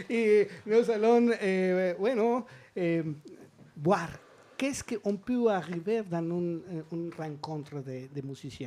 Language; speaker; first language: French; non-native, learner; Spanish